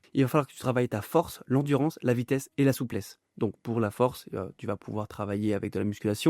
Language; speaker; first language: French; native; French